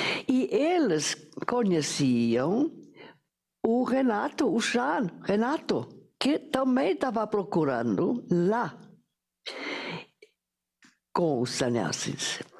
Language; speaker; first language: Portuguese; non-native, fluent; German